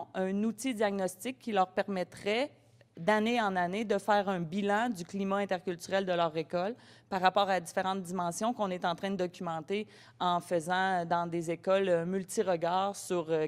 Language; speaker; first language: French; native; French